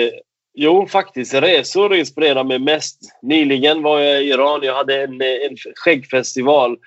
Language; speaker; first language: Swedish; non-native, fluent; Persian